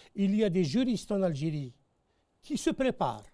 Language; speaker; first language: French; non-native, local second language; Arabic